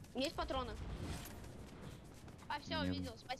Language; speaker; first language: Russian; native; Russian